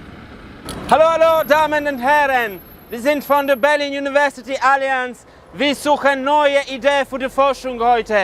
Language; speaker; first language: German; non-native, learner; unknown